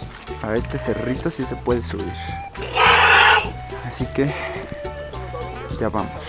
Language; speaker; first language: Spanish; native; Spanish